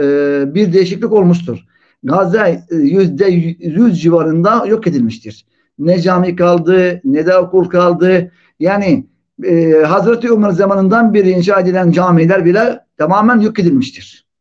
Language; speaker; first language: Turkish; non-native, fluent; Arabic